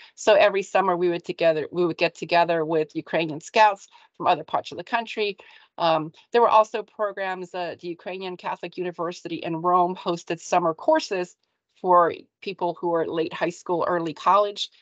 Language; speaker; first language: English; early bilingual, other home language; Ukrainian